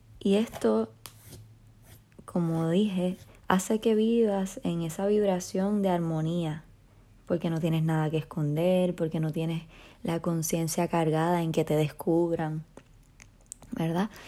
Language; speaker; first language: Spanish; native; Spanish